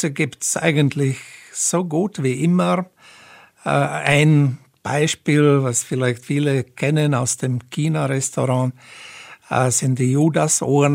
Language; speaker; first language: German; native; German